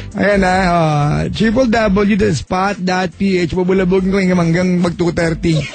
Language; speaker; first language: Filipino; native; Filipino